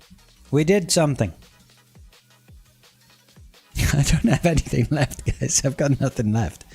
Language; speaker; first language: English; native; English